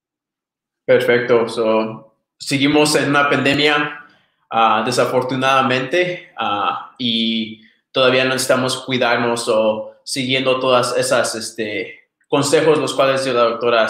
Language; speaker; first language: Spanish; early bilingual, other home language; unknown